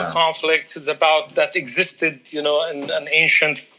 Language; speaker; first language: English; non-native, fluent; Arabic